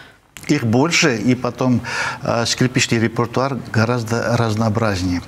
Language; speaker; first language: Russian; non-native, fluent; Armenian